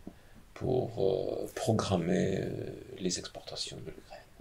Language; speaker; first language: French; non-native, fluent; Ukrainian